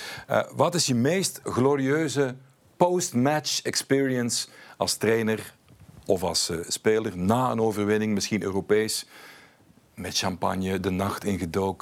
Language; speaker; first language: Dutch; native; Dutch